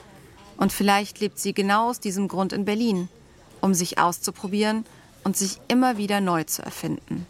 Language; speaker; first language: German; native; German